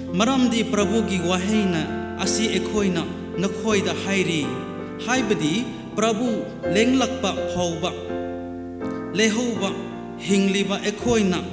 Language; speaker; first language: Manipuri; non-native, local second language; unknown